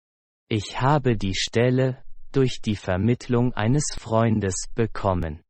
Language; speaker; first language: German; non-native, fluent; Persian